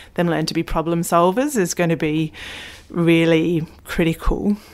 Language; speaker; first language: English; native; English